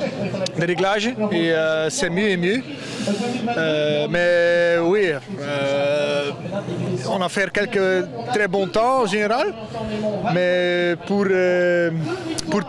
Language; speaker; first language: French; non-native, local second language; Dutch